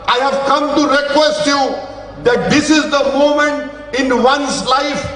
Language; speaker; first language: English; non-native, local second language; Urdu